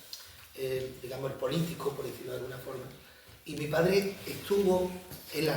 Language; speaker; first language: Spanish; native; Spanish